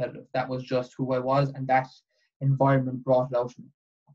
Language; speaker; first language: English; native; English